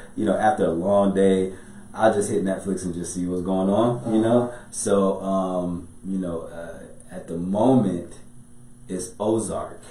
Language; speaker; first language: English; native; English